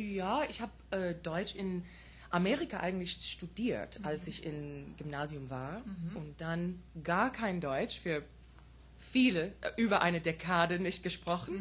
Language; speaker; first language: German; non-native, fluent; English